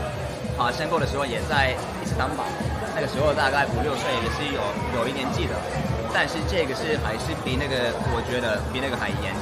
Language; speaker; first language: Chinese; non-native, fluent; Turkish